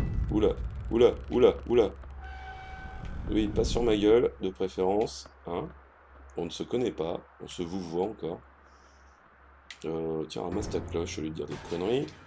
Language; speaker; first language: French; native; French